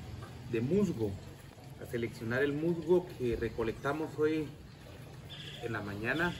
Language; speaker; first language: Spanish; native; Spanish